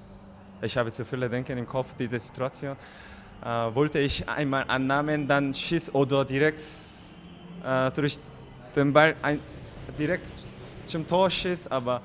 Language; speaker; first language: German; non-native, learner; Korean